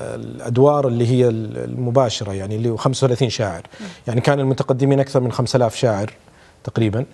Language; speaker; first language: Arabic; non-native, local second language; Urdu